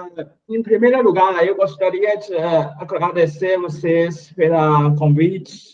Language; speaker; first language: Portuguese; non-native, fluent; Chinese